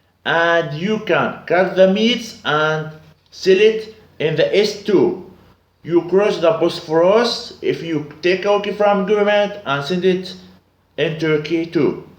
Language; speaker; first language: English; non-native, learner; Arabic